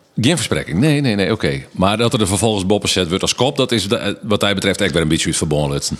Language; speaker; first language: Dutch; non-native, local second language; Western Frisian